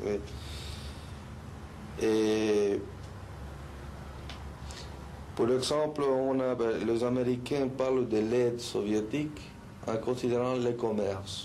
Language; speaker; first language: French; non-native, learner; Spanish